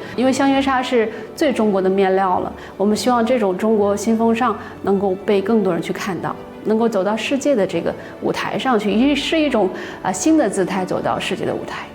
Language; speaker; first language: Chinese; native; Chinese